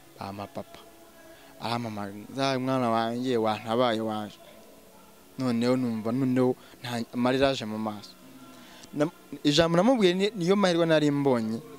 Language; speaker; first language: Kinyarwanda; early bilingual, heritage; Swahili